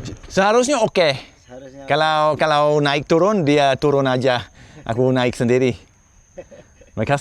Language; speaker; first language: Indonesian; non-native, fluent; English